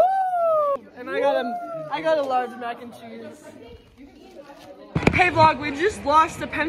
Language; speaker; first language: English; native; English